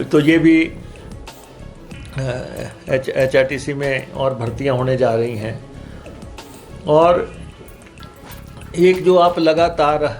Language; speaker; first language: Hindi; native; Hindi